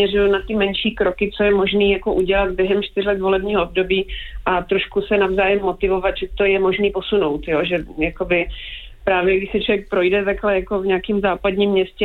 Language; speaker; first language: Czech; native; Czech